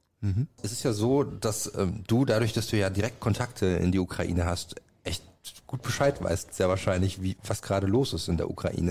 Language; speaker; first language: German; native; German